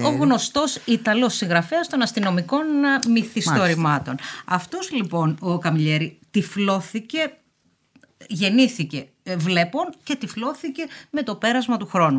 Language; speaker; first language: Greek; native; Greek